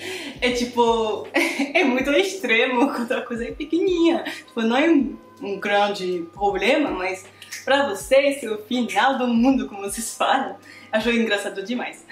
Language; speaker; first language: Portuguese; non-native, fluent; French